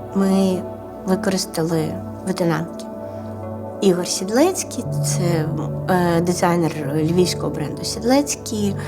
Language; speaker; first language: Ukrainian; non-native, local second language; Russian